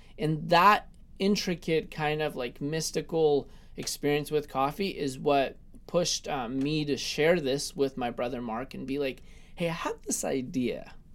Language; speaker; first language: English; early bilingual, other home language; Russian